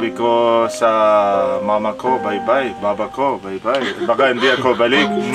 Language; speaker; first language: Filipino; non-native, learner; Arabic